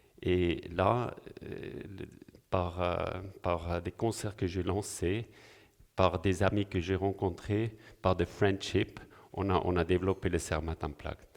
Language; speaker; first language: French; non-native, local second language; German